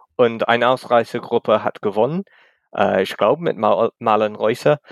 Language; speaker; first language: German; non-native, learner; English